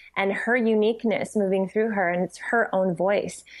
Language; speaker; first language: English; native; English